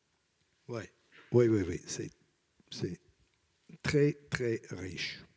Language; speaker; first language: French; non-native, learner; English